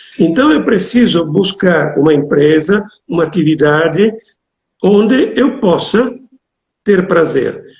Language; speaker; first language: Portuguese; non-native, fluent; Italian